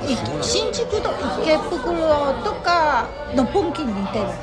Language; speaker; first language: Japanese; non-native, fluent; Chinese